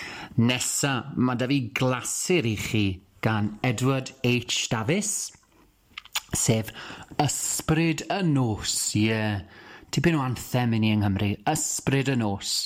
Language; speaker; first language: Welsh; native; Welsh